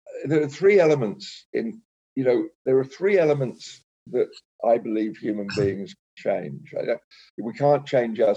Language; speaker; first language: English; native; English